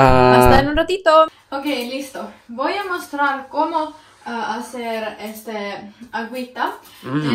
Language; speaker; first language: Spanish; non-native, learner; Finnish